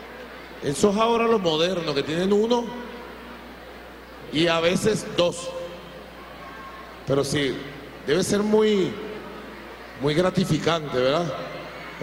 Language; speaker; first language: Spanish; native; Spanish